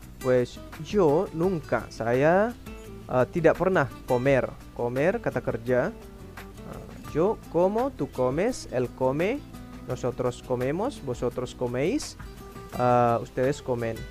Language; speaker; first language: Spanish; non-native, fluent; Indonesian